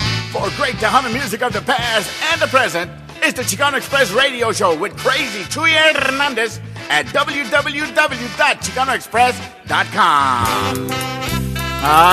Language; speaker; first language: English; early bilingual, other home language; Spanish